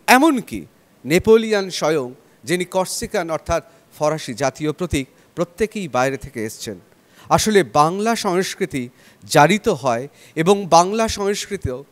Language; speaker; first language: Bangla; native; Bangla